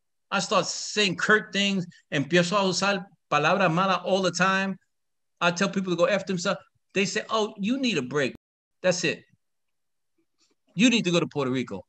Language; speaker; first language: English; early bilingual, other home language; Spanish